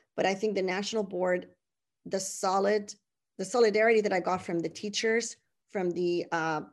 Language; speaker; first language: English; non-native, fluent; Spanish